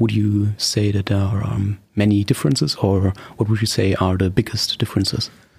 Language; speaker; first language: English; non-native, fluent; German